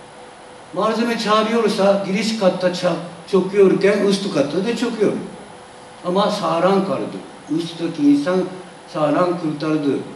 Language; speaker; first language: Turkish; non-native, learner; Japanese